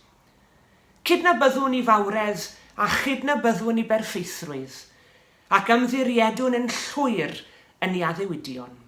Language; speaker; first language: Welsh; native; Welsh